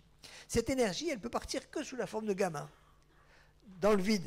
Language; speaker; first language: French; native; French